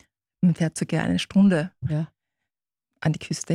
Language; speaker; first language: German; early bilingual, other home language; Turkish